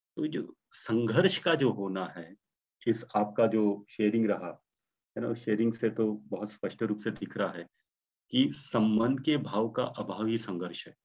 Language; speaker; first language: Hindi; non-native, local second language; Marathi